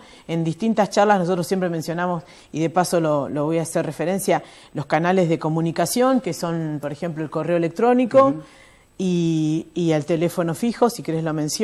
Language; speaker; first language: Spanish; native; Spanish